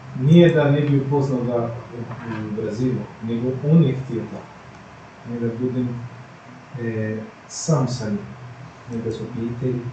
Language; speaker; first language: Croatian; non-native, fluent; Portuguese